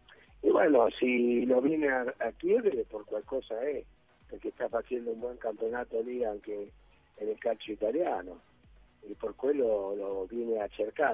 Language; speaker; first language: Italian; non-native, fluent; Spanish